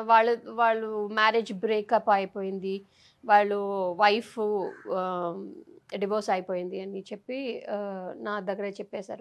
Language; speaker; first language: Telugu; non-native, local second language; Tamil